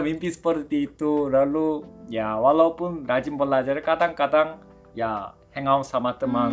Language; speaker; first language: Indonesian; non-native, fluent; Korean